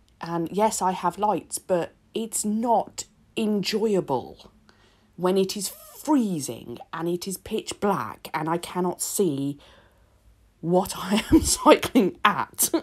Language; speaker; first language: English; native; English